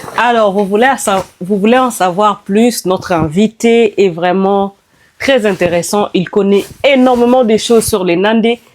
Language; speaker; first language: French; non-native, local second language; Nande